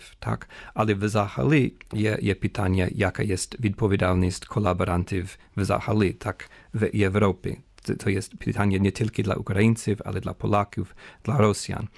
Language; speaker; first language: Ukrainian; non-native, fluent; English